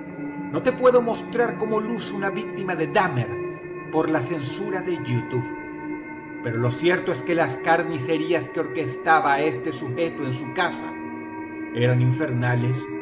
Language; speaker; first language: Spanish; native; Spanish